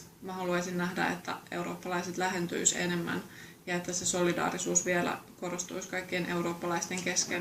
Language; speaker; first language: Finnish; native; Finnish